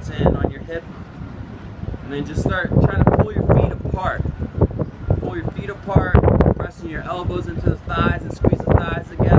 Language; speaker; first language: English; native; English